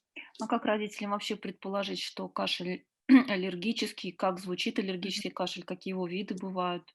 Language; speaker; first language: Russian; native; Russian